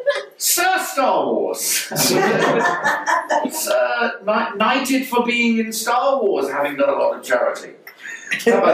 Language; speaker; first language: English; native; English